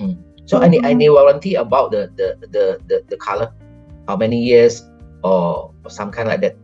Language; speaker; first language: English; non-native, fluent; Indonesian